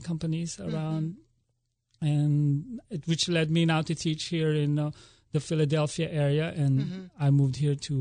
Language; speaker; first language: English; non-native, local second language; Filipino